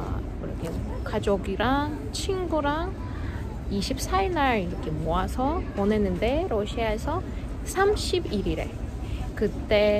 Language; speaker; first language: Korean; non-native, fluent; Russian